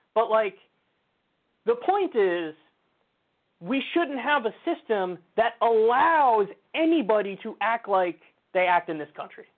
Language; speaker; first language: English; native; English